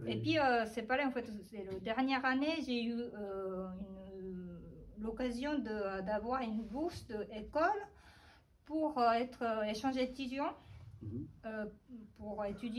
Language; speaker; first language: French; non-native, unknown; Japanese